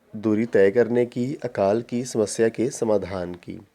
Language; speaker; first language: Hindi; non-native, local second language; Punjabi